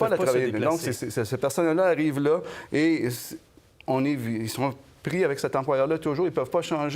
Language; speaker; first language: French; native; French